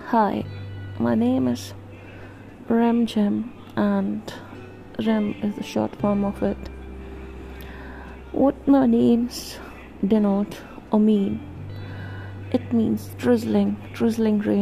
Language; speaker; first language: English; non-native, local second language; Hindi